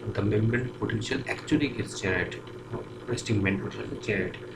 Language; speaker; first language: English; non-native, local second language; Bangla